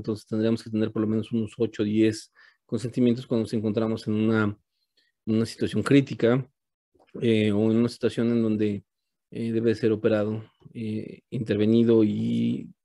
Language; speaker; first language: Spanish; native; Spanish